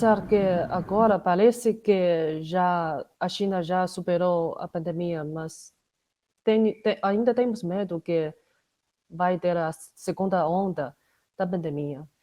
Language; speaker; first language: Portuguese; non-native, fluent; Chinese